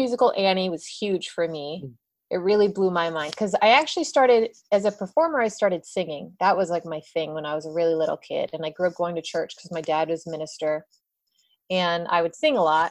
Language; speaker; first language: English; native; English